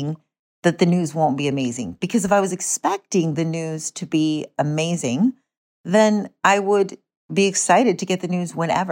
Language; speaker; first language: English; native; English